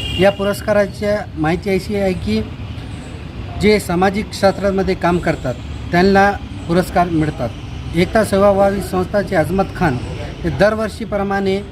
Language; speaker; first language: Marathi; non-native, local second language; Urdu